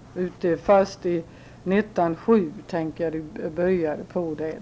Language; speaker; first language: Swedish; early bilingual, heritage; Swedish